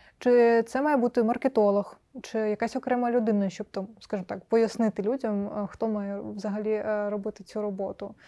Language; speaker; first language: Ukrainian; native; Ukrainian